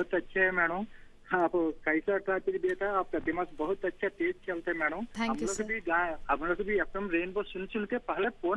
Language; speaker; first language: Hindi; native; Hindi